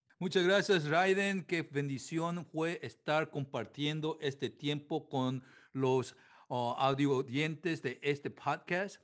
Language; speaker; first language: Spanish; non-native, fluent; Korean